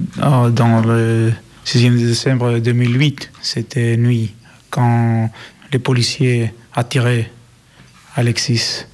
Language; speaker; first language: French; non-native, learner; Greek